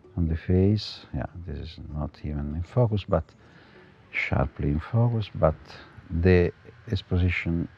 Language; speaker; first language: English; non-native, fluent; Italian